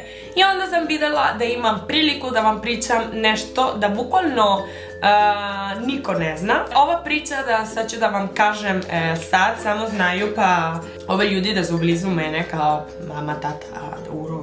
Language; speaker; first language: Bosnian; early bilingual, heritage; Spanish